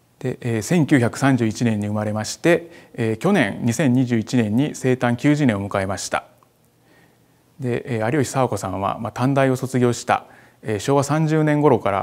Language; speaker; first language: Japanese; native; Japanese